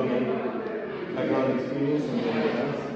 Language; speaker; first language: English; non-native, fluent; Spanish